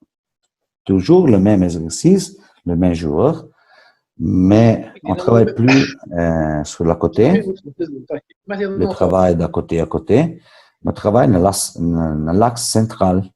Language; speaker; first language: French; non-native, fluent; Italian